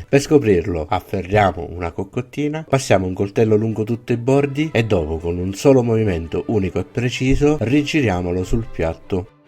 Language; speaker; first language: Italian; native; Italian